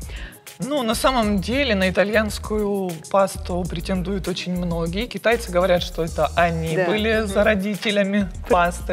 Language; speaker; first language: Russian; native; Russian